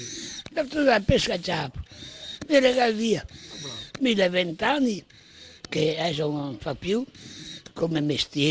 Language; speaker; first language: Italian; non-native, local second language; Venetian